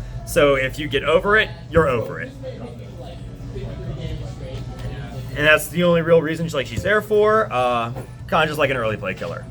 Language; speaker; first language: English; native; English